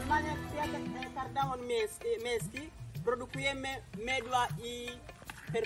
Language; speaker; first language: Polish; non-native, learner; Swahili